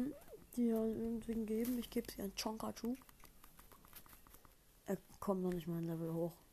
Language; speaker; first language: German; native; German